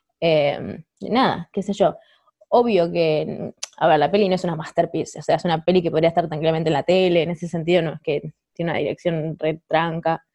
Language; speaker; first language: Spanish; native; Spanish